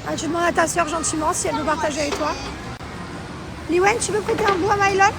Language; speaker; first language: French; native; French